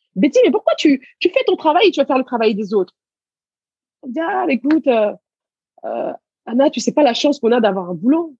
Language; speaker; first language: French; early bilingual, other home language; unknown